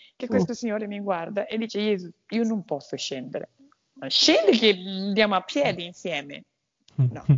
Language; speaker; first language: Italian; non-native, fluent; Portuguese